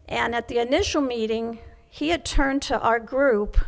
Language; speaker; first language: English; native; English